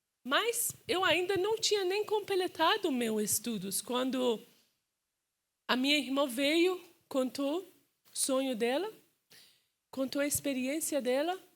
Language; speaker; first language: Portuguese; non-native, fluent; Persian